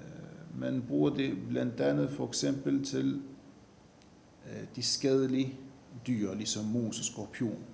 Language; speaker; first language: Danish; non-native, fluent; Arabic